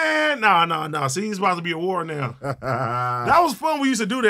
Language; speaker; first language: English; native; English